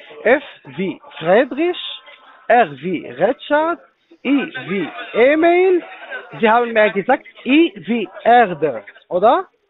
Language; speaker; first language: German; non-native, fluent; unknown